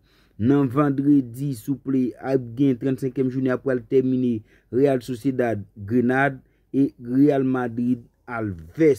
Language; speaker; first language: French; non-native, learner; Haitian Creole